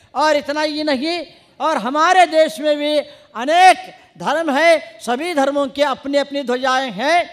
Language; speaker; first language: Hindi; non-native, local second language; Kannada